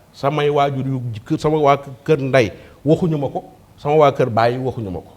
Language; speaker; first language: Wolof; native; Wolof